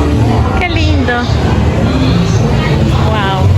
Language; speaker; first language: Spanish; non-native, learner; Polish